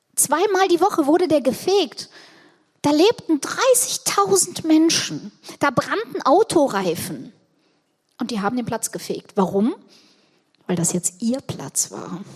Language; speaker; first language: German; early bilingual, other home language; Russian